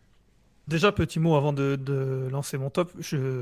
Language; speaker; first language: French; native; French